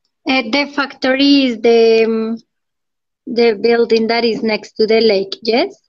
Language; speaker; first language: English; non-native, learner; Spanish